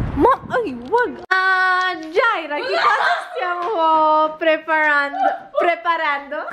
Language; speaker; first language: Italian; non-native, learner; Filipino